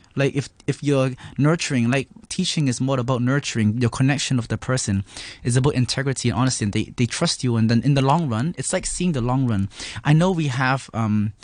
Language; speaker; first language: English; non-native, local second language; Cantonese